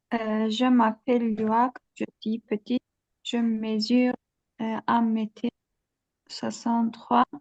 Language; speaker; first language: French; non-native, learner; Azerbaijani